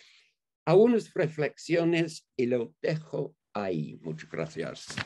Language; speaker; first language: Spanish; non-native, fluent; English